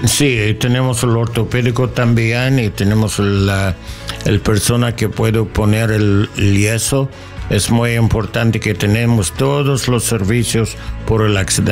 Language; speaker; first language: Spanish; non-native, learner; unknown